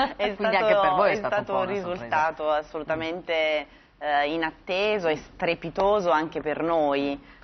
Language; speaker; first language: Italian; native; Italian